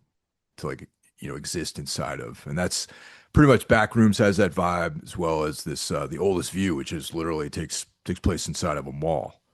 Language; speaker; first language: English; native; English